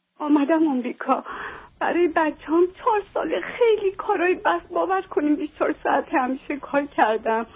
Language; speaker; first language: Persian; non-native, local second language; Armenian